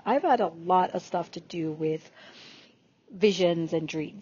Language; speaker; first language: English; non-native, local second language; Jamaican Creole English